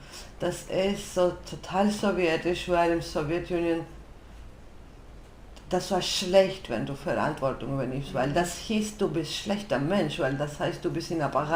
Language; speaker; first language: German; non-native, fluent; Georgian